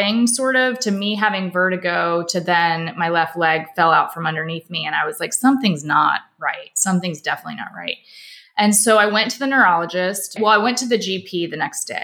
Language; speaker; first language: English; native; English